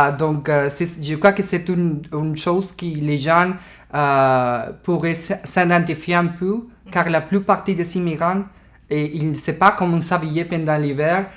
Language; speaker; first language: French; non-native, learner; Spanish